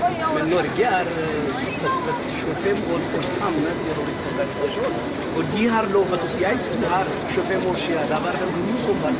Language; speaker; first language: Norwegian; non-native, learner; Amharic